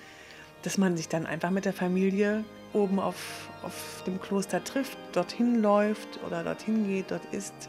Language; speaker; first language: German; native; German